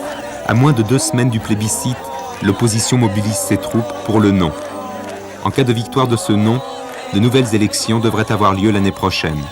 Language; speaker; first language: French; native; French